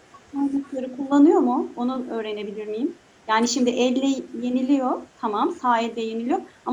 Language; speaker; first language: Turkish; native; Turkish